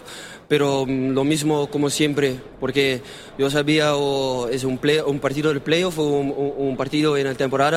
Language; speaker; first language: Spanish; non-native, learner; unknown